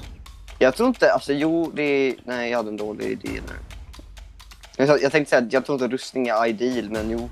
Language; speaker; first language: Swedish; native; Swedish